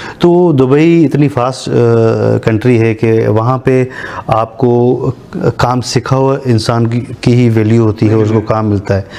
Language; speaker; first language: Urdu; non-native, local second language; Sindhi